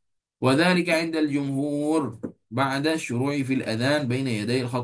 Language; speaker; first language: Arabic; non-native, fluent; Malay